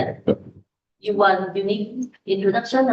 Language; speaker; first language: English; non-native, learner; Vietnamese